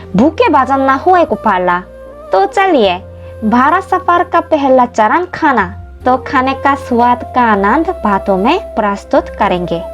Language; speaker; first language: Hindi; non-native, fluent; Korean